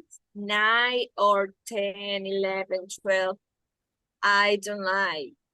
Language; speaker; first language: English; non-native, learner; Spanish